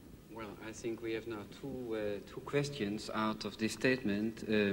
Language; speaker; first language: English; non-native, fluent; Dutch